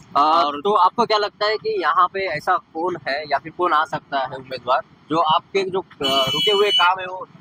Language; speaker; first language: Hindi; non-native, local second language; Marathi